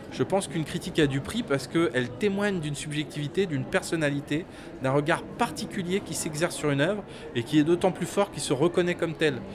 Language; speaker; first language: French; native; French